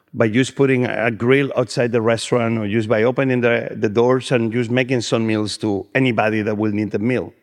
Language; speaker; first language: English; non-native, fluent; Spanish